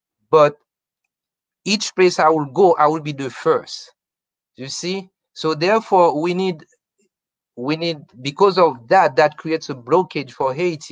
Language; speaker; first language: English; non-native, fluent; Haitian Creole